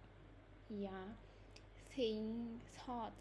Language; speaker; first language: English; non-native, learner; Vietnamese